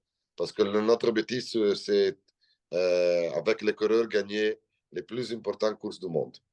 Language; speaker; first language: French; non-native, learner; Italian